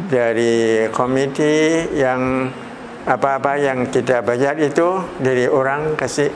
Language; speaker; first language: Indonesian; early bilingual, heritage; Thai